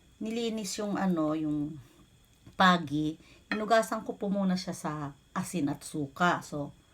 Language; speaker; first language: Filipino; non-native, local second language; Bikol